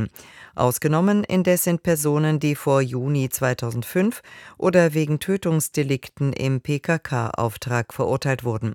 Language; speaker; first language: German; native; German